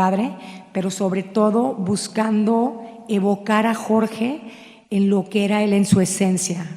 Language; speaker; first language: Spanish; native; Spanish